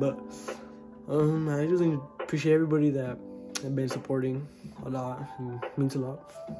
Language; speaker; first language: English; early bilingual, other home language; Spanish